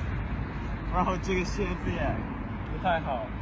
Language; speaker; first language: Chinese; non-native, learner; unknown